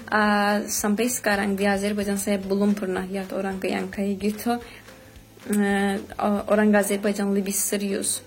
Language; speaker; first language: Indonesian; non-native, fluent; Azerbaijani